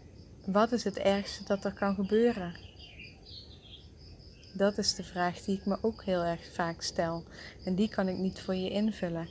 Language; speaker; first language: Dutch; native; Dutch